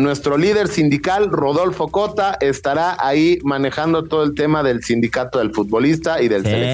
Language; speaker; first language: Spanish; native; Spanish